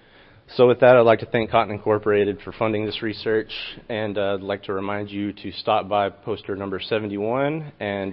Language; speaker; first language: English; native; English